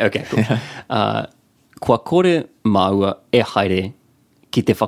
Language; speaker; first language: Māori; non-native, local second language; English